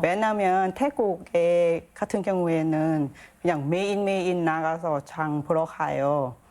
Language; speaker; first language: Korean; non-native, learner; Thai